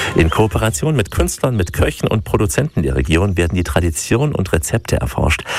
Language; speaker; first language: German; native; German